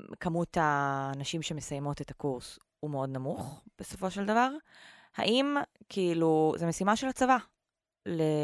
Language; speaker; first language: Hebrew; native; Hebrew